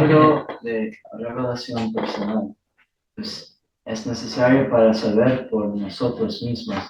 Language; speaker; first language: Spanish; non-native, learner; English